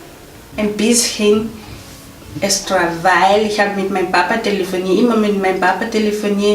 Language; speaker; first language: German; non-native, fluent; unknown